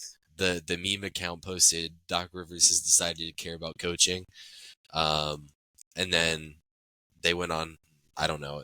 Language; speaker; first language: English; native; English